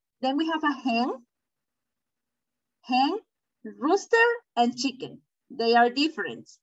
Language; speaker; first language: English; non-native, fluent; Spanish